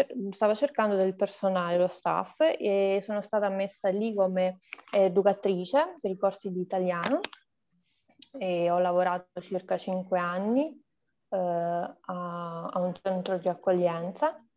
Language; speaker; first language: Italian; non-native, fluent; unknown